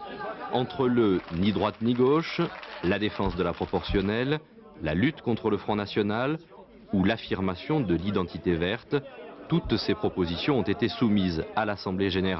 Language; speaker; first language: French; native; French